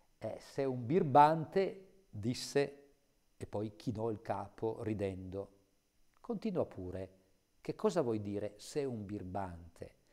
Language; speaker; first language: Italian; native; Italian